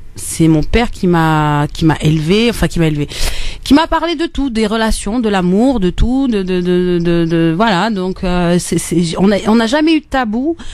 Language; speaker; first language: French; non-native, local second language; Arabic